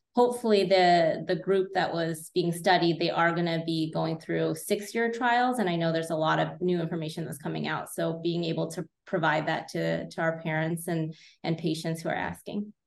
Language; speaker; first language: English; native; English